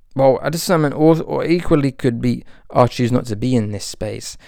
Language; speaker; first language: English; native; English